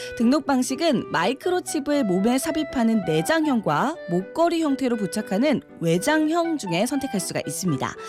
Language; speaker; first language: Korean; native; Korean